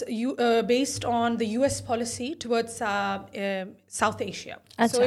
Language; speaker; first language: English; non-native, local second language; Urdu